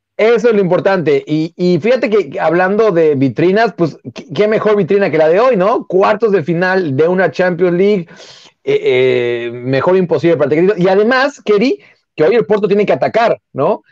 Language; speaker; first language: Spanish; native; Spanish